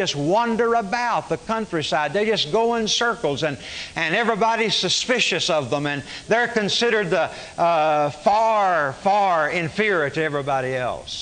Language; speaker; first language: English; native; English